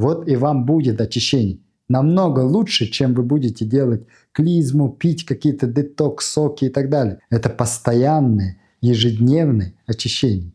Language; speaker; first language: Russian; non-native, fluent; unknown